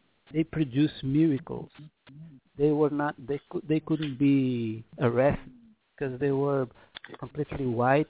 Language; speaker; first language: English; non-native, fluent; Portuguese